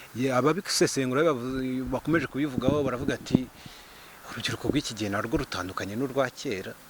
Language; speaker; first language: Kinyarwanda; native; Kinyarwanda